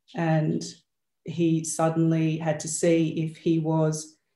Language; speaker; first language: English; native; English